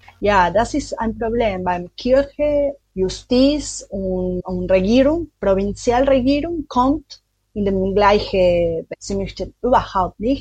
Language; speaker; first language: German; non-native, learner; Spanish